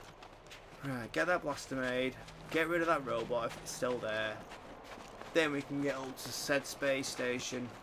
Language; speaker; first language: English; native; English